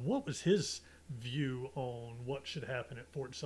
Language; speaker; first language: English; native; English